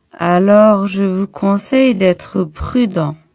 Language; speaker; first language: French; non-native, local second language; Arabic